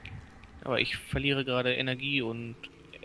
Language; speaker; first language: German; native; German